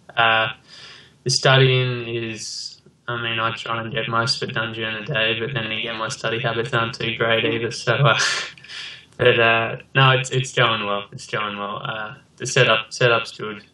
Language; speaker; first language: English; native; English